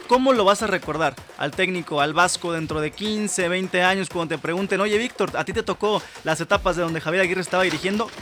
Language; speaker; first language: Spanish; native; Spanish